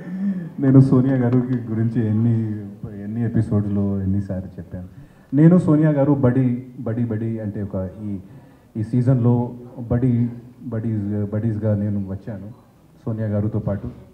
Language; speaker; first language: Telugu; non-native, fluent; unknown